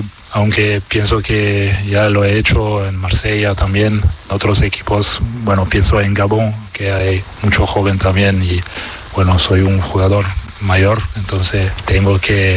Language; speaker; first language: Spanish; non-native, fluent; French